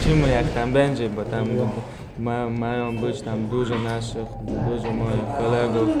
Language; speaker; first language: Polish; non-native, learner; Chechen